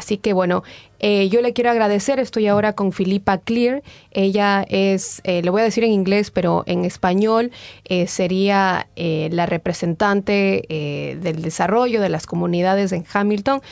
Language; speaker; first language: Spanish; native; Spanish